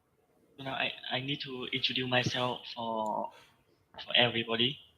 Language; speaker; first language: English; non-native, learner; Vietnamese